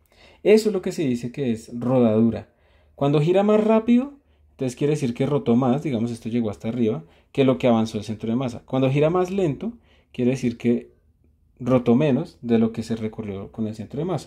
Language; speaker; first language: Spanish; native; Spanish